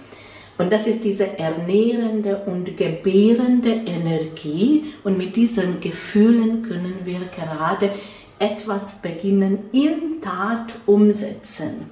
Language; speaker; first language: German; non-native, fluent; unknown